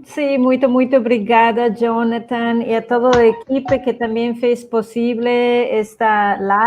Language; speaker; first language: Portuguese; non-native, fluent; Spanish